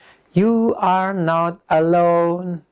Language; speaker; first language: English; non-native, fluent; Indonesian